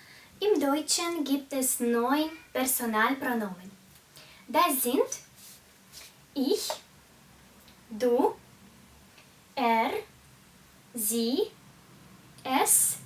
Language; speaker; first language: German; non-native, fluent; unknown